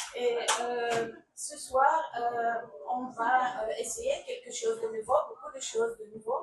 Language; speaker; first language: French; non-native, learner; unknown